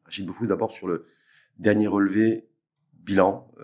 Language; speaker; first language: French; native; French